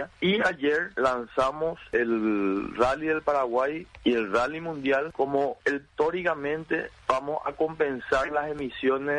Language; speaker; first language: Spanish; native; Spanish